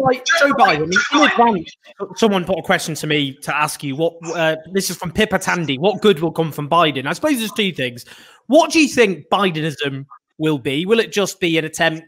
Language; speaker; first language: English; native; English